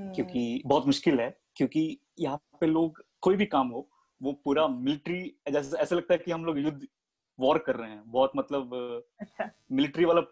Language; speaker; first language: Hindi; native; Hindi